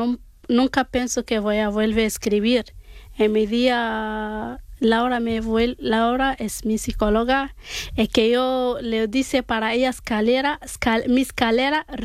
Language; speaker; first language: Spanish; non-native, learner; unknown